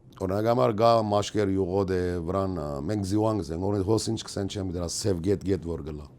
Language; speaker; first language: Armenian; early bilingual, heritage; Armenian